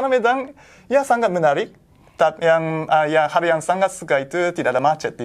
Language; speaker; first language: Indonesian; non-native, fluent; Japanese